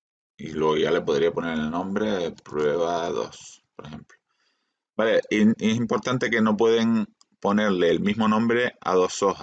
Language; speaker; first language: Spanish; native; Spanish